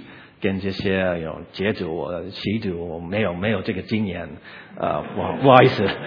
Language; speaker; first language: Chinese; non-native, learner; English